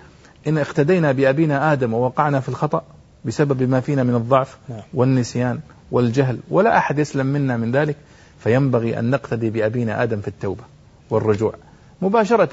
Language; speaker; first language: Arabic; native; Arabic